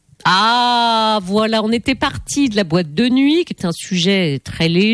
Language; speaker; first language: French; native; French